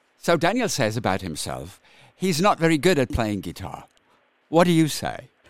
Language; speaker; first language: English; non-native, fluent; German